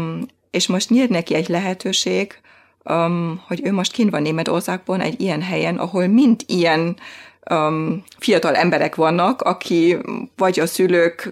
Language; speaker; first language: Hungarian; non-native, fluent; German